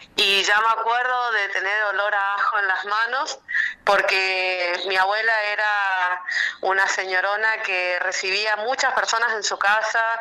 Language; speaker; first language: Spanish; native; Spanish